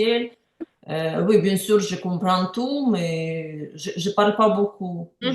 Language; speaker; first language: French; non-native, learner; Ukrainian